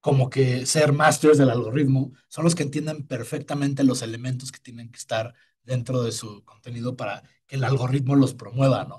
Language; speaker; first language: Spanish; native; Spanish